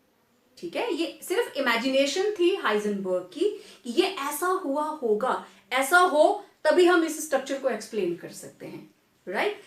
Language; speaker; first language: Hindi; native; Hindi